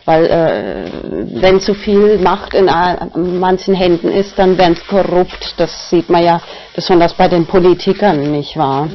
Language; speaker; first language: German; non-native, fluent; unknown